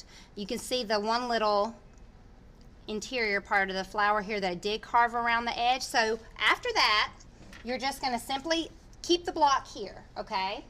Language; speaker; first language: English; native; English